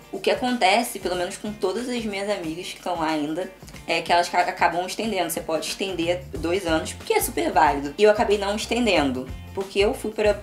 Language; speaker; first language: Portuguese; native; Portuguese